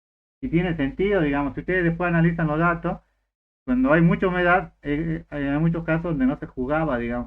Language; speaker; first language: Spanish; native; Spanish